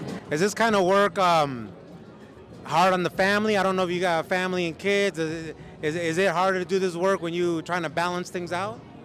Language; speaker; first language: English; early bilingual, other home language; Spanish